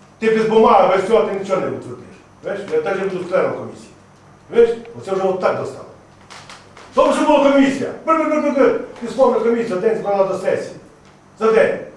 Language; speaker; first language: Ukrainian; native; Ukrainian